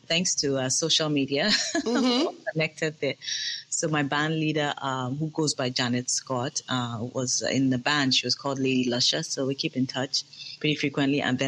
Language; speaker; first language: English; non-native, local second language; Yoruba